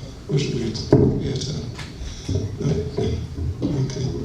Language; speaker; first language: Russian; non-native, learner; English